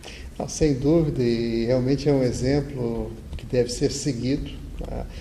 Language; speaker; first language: Portuguese; native; Portuguese